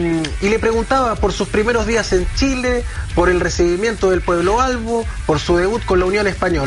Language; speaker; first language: Spanish; native; Spanish